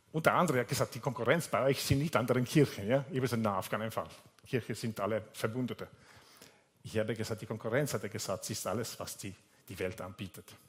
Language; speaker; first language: German; non-native, fluent; Italian